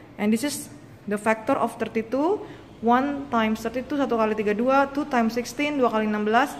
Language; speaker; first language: English; non-native, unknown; Indonesian